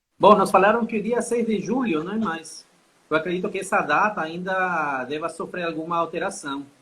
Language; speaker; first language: Portuguese; non-native, fluent; Spanish